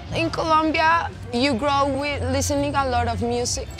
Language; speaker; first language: English; non-native, fluent; Spanish